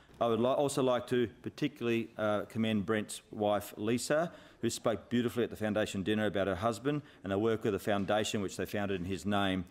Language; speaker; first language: English; native; English